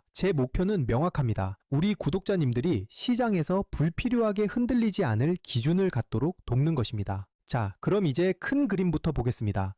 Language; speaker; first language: Korean; native; Korean